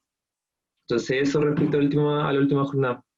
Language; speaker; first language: Spanish; native; Spanish